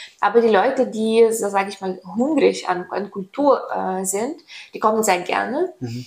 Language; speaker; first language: German; non-native, fluent; Ukrainian